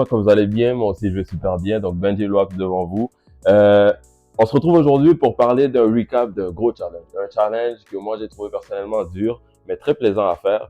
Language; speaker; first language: French; native; French